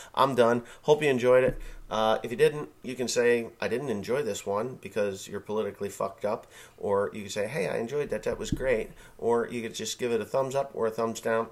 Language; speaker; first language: English; native; English